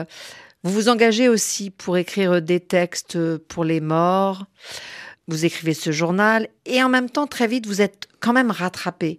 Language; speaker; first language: French; native; French